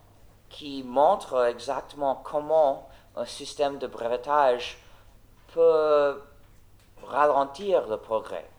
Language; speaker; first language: French; non-native, fluent; English